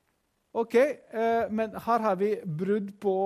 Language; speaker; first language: Norwegian; non-native, fluent; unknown